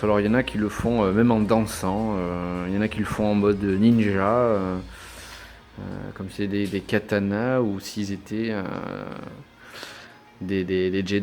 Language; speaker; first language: French; native; French